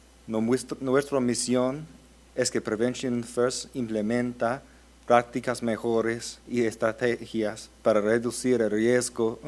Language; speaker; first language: Spanish; early bilingual, heritage; Spanish